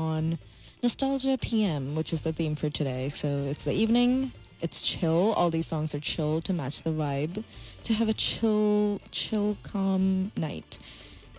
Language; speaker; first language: English; non-native, local second language; Malayalam